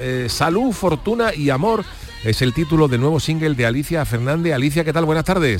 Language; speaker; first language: Spanish; native; Spanish